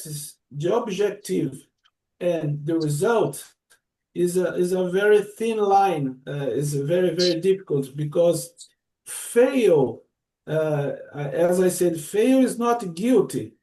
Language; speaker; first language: English; non-native, learner; Portuguese